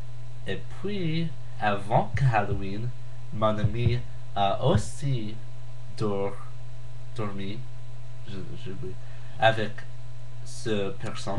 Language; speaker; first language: French; non-native, learner; English